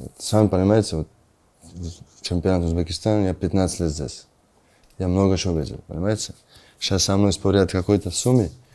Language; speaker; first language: Russian; non-native, learner; Georgian